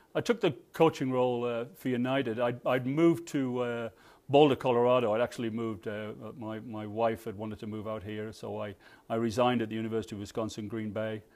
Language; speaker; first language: English; native; English